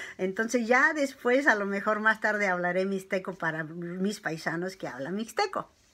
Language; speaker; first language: Spanish; non-native, local second language; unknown